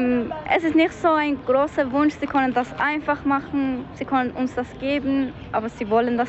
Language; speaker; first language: German; early bilingual, other home language; Persian